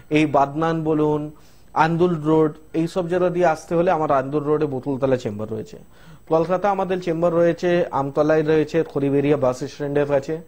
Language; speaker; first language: Bangla; non-native, local second language; Hindi